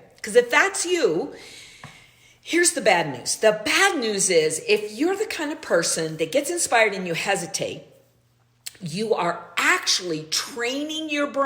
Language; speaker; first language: English; native; English